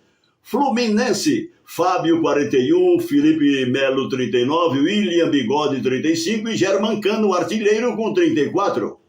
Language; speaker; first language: Portuguese; native; Portuguese